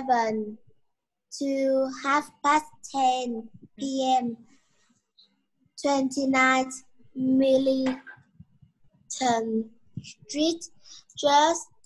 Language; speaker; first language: English; non-native, learner; Vietnamese